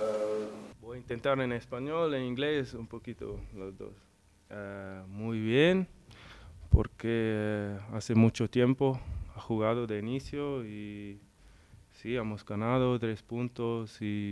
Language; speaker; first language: Spanish; non-native, learner; English